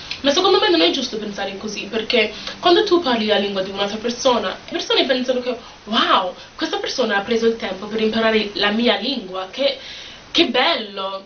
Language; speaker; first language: Italian; non-native, fluent; English